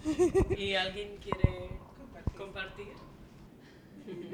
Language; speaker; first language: Spanish; non-native, learner; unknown